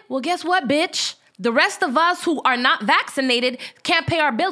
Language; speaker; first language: English; native; English